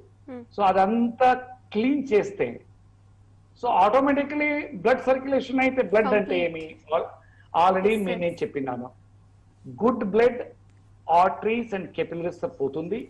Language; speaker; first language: Telugu; non-native, learner; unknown